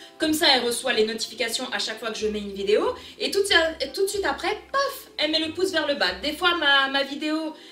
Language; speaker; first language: French; early bilingual, other home language; Portuguese